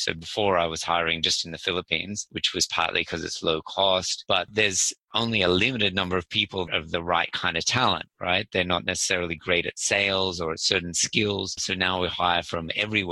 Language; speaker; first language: English; native; English